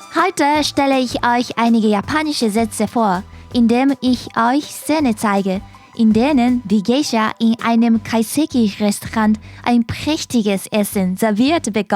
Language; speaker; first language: German; non-native, fluent; Japanese